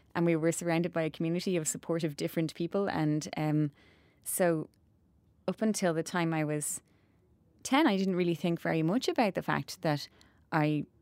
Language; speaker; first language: English; native; English